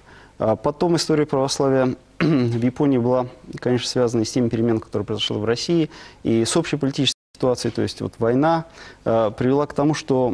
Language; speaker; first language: Russian; native; Russian